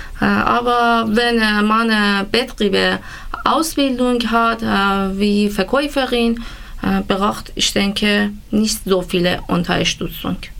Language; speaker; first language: German; non-native, learner; Persian